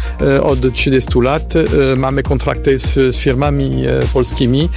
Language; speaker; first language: Polish; non-native, fluent; French